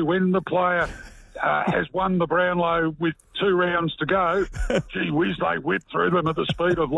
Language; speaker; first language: English; native; English